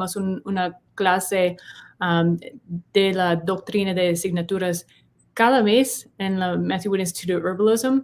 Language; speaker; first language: Spanish; non-native, learner; English